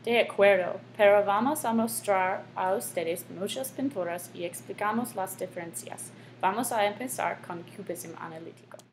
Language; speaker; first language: Spanish; non-native, learner; English